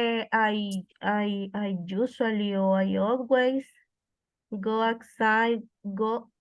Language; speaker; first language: English; non-native, learner; Spanish